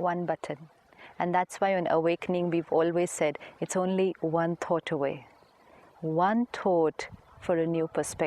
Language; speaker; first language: English; non-native, local second language; Hindi